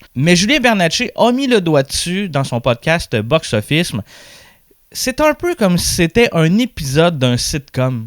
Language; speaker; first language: French; native; French